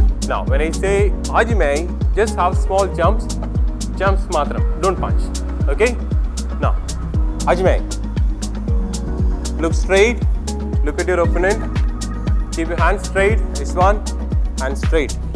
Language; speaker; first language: English; non-native, local second language; Malayalam